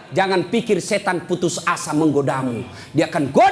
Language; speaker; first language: Indonesian; native; Indonesian